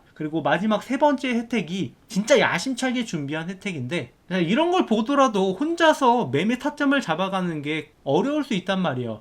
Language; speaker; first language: Korean; native; Korean